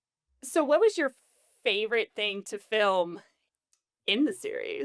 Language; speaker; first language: English; native; English